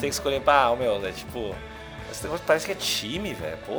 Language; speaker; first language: Portuguese; native; Portuguese